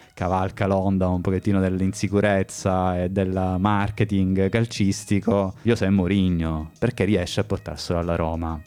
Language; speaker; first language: Italian; native; Italian